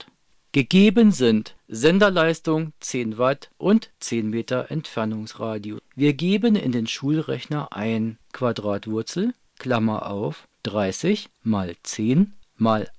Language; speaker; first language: German; native; German